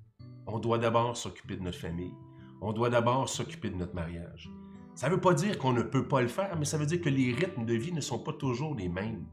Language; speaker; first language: French; native; French